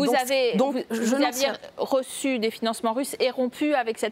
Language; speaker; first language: French; native; French